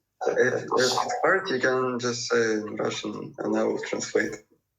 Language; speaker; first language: English; non-native, fluent; Russian